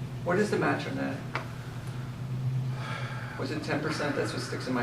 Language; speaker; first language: English; native; English